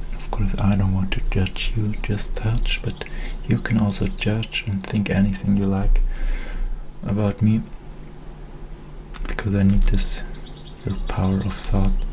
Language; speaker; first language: English; non-native, fluent; German